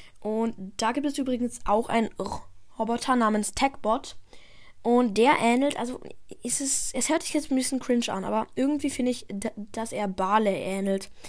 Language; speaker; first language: German; native; German